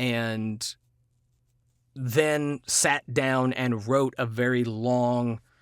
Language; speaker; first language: English; native; English